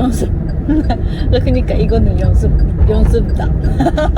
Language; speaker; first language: Korean; non-native, learner; Japanese